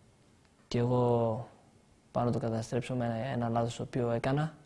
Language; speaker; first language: Greek; early bilingual, other home language; Albanian